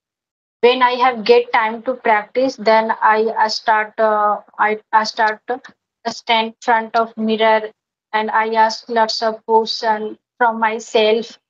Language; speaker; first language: English; non-native, learner; Hindi